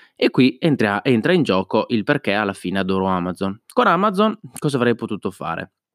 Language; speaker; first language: Italian; native; Italian